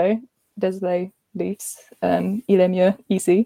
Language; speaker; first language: French; non-native, learner; English